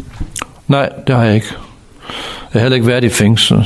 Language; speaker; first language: Danish; non-native, fluent; English